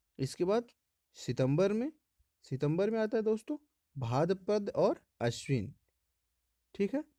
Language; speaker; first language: Hindi; native; Hindi